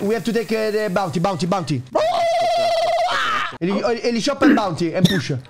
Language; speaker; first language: English; non-native, learner; Italian